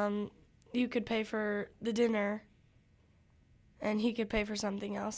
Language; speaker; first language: English; native; English